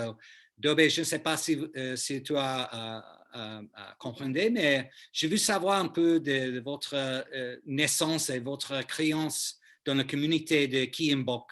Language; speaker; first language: French; non-native, learner; English